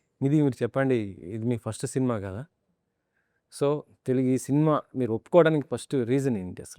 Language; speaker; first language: Telugu; native; Telugu